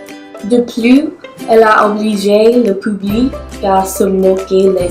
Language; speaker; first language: French; non-native, learner; English